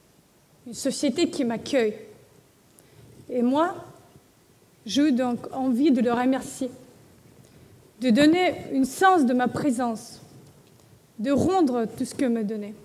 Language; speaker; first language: French; non-native, learner; Russian